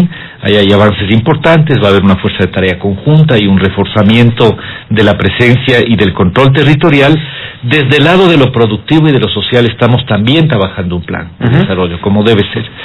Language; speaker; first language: Spanish; native; Spanish